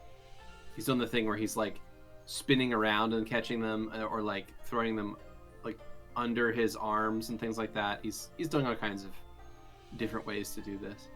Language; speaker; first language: English; native; English